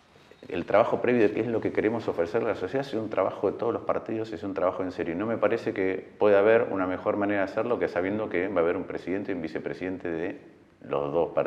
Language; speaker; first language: Spanish; native; Spanish